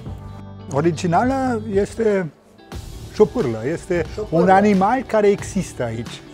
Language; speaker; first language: Romanian; non-native, learner; German